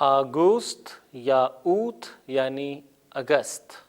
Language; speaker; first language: Persian; non-native, fluent; Urdu